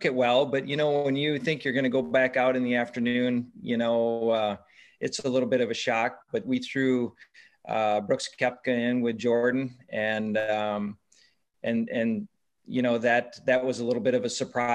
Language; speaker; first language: English; native; English